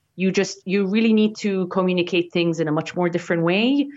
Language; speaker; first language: English; non-native, fluent; Arabic